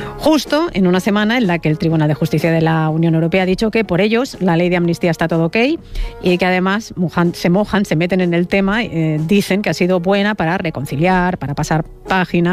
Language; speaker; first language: Spanish; native; Spanish